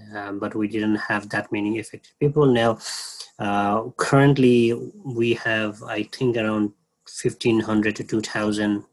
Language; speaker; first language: English; non-native, local second language; Nepali